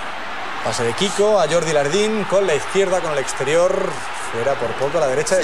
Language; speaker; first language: Spanish; native; Spanish